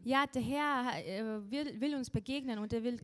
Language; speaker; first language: German; non-native, fluent; Russian